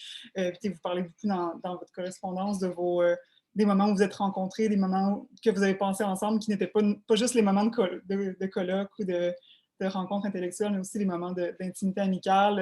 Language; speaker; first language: French; native; French